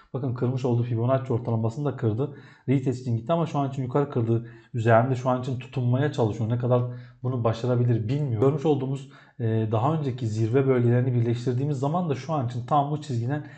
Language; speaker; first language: Turkish; native; Turkish